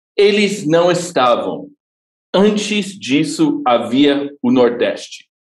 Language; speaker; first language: Portuguese; non-native, fluent; English